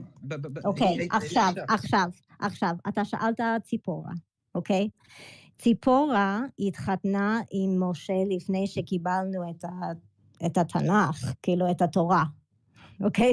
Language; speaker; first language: Hebrew; early bilingual, other home language; English